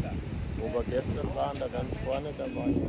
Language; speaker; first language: German; native; German